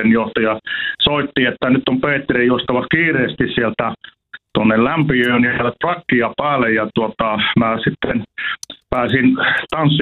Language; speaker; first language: Finnish; native; Finnish